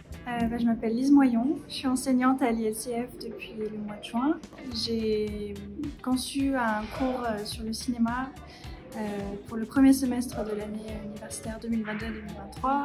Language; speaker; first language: French; non-native, fluent; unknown